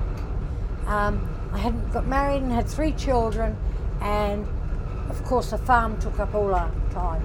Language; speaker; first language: English; native; English